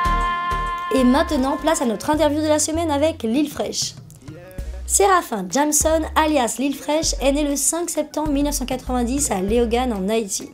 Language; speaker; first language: French; native; French